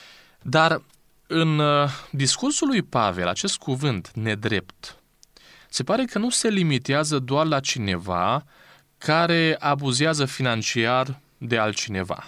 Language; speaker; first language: Romanian; native; Romanian